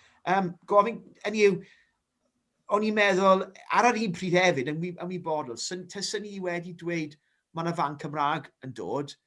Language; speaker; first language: Welsh; native; Welsh